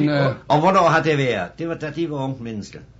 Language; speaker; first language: Danish; native; Danish